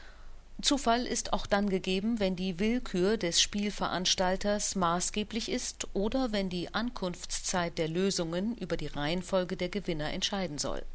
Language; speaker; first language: German; native; German